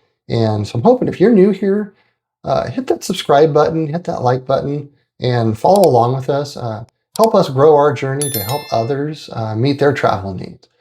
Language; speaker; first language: English; native; English